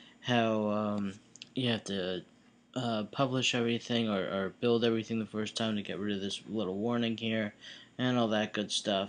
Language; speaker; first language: English; native; English